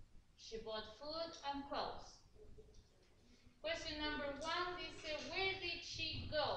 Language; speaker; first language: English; non-native, fluent; Spanish